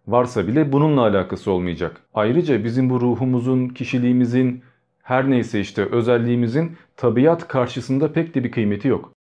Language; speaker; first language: Turkish; early bilingual, other home language; Albanian